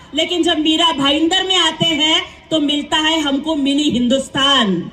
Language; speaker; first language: Hindi; non-native, local second language; Marathi